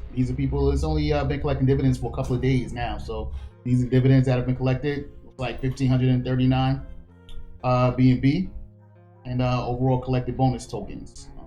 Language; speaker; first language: English; native; English